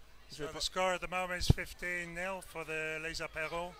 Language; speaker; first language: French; non-native, fluent; English